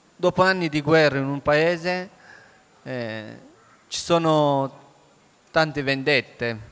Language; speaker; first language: Italian; early bilingual, other home language; Persian